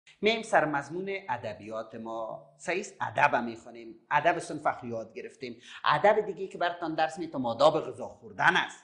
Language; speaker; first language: Persian; native; Persian